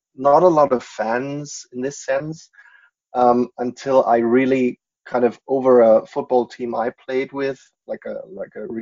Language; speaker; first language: English; non-native, fluent; German